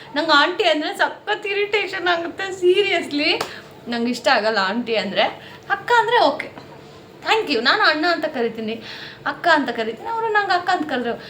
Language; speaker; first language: Kannada; non-native, local second language; Telugu